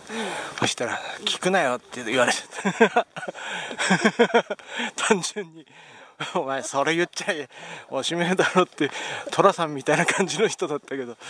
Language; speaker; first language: Japanese; native; Japanese